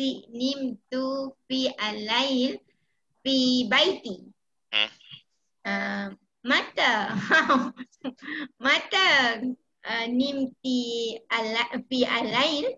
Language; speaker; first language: Arabic; non-native, learner; Malay